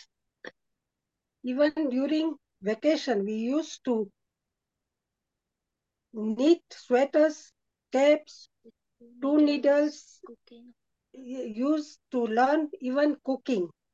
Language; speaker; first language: English; non-native, local second language; Gujarati